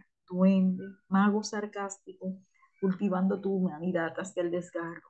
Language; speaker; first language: Spanish; native; Spanish